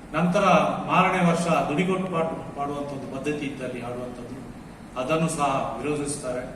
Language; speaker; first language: Kannada; non-native, local second language; Kodava